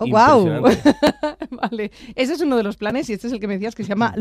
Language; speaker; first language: Spanish; native; Spanish